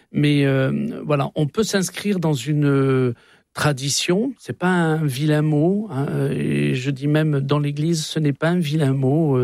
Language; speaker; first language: French; native; French